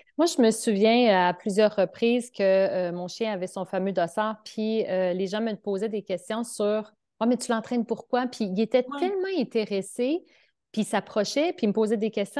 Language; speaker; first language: French; native; French